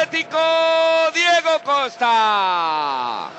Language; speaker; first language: Spanish; native; Spanish